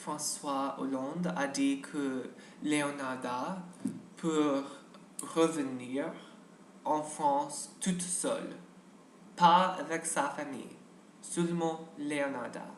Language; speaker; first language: French; non-native, learner; English